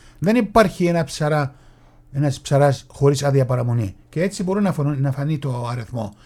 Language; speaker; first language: Greek; non-native, fluent; Arabic